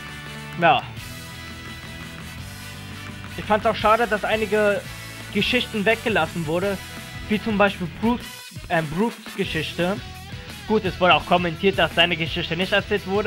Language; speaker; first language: German; native; German